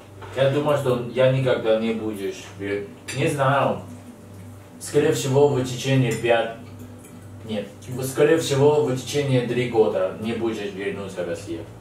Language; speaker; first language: Russian; non-native, learner; Chinese